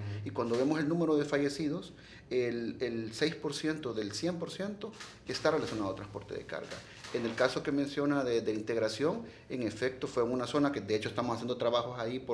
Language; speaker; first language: Spanish; native; Spanish